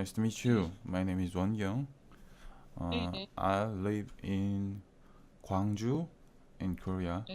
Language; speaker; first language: English; non-native, learner; Korean